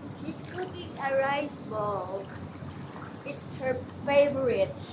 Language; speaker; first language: English; non-native, local second language; Filipino